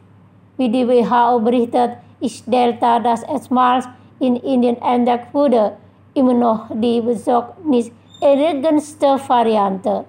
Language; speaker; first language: German; non-native, fluent; Indonesian